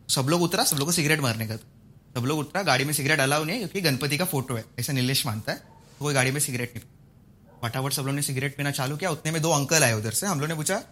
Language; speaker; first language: Hindi; non-native, local second language; Marathi